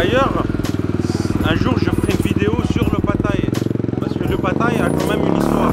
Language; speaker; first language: French; native; French